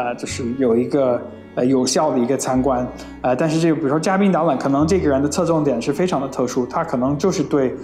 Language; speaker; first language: Chinese; non-native, fluent; English